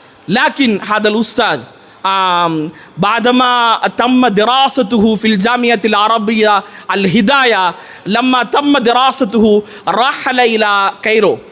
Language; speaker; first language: Arabic; non-native, fluent; Tamil